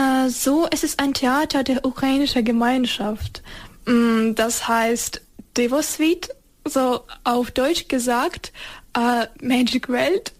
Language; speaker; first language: German; non-native, learner; Ukrainian